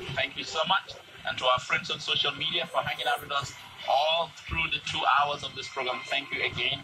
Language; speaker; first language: English; native; English